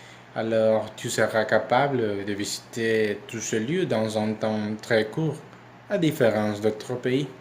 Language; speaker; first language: French; non-native, learner; Spanish